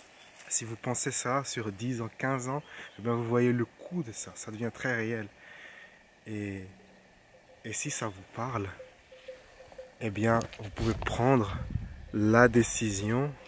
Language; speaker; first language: French; non-native, fluent; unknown